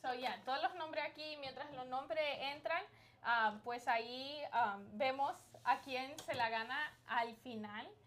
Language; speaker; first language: Spanish; early bilingual, other home language; English